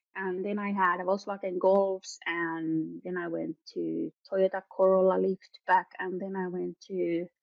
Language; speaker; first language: English; non-native, fluent; Finnish